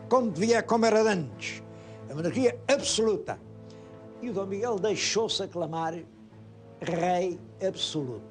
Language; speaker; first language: Portuguese; native; Portuguese